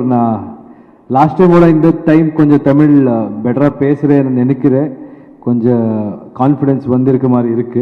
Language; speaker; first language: Tamil; non-native, learner; Kannada